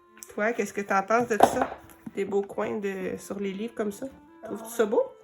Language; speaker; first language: French; native; French